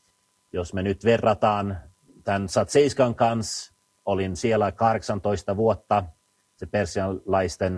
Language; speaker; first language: Finnish; early bilingual, heritage; Finnish